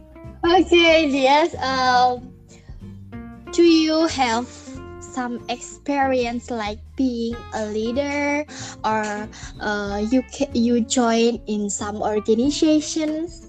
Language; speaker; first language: English; non-native, learner; Indonesian